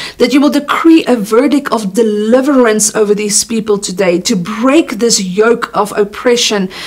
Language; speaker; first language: English; non-native, local second language; Afrikaans